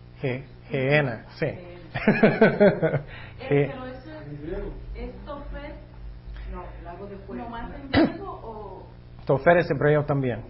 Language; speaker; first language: Spanish; non-native, fluent; English